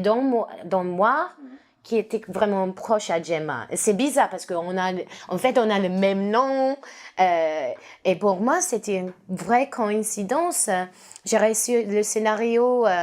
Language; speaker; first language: French; non-native, learner; English